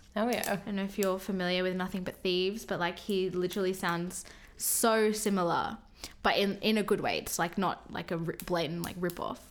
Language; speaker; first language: English; native; English